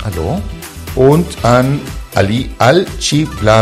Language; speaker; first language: German; non-native, fluent; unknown